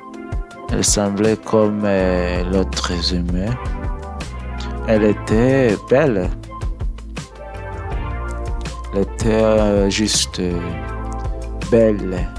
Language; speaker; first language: French; non-native, learner; English